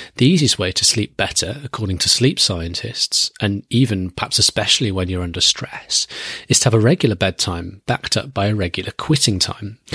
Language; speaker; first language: English; native; English